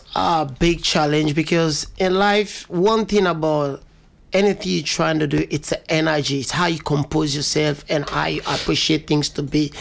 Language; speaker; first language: English; non-native, local second language; Krio